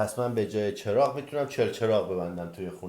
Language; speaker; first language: Persian; native; Persian